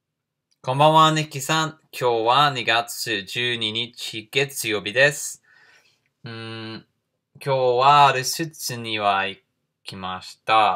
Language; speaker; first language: Japanese; non-native, learner; English